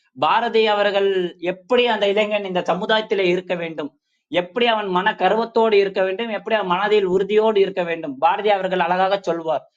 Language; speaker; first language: Tamil; non-native, local second language; Urdu